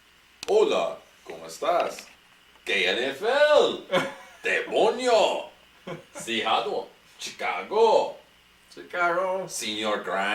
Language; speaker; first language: Spanish; non-native, learner; English